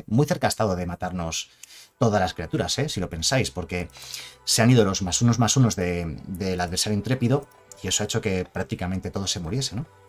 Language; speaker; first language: Spanish; native; Spanish